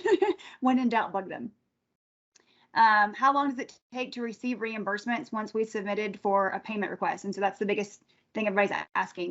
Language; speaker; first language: English; native; English